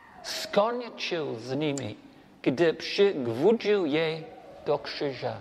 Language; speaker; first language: Polish; non-native, learner; English